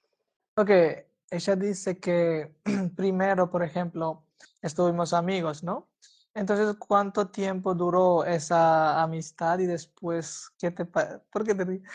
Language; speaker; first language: Spanish; non-native, fluent; Hindi